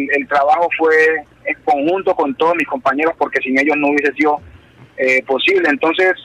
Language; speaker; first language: Spanish; native; Spanish